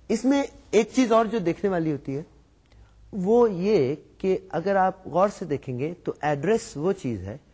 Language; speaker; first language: Urdu; native; Urdu